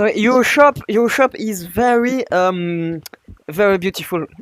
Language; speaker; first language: English; non-native, learner; French